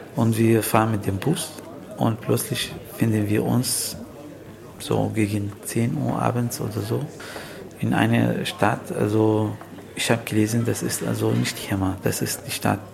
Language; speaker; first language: German; non-native, fluent; Arabic